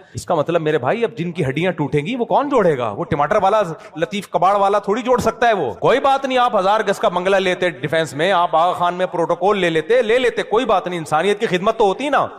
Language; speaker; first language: Urdu; native; Urdu